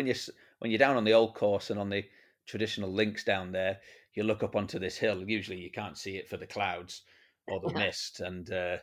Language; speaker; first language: English; native; English